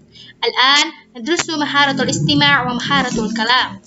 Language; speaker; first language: Arabic; non-native, learner; Indonesian